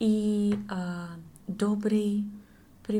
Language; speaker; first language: Russian; non-native, learner; English